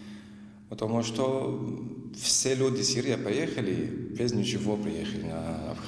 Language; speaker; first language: Russian; non-native, learner; Arabic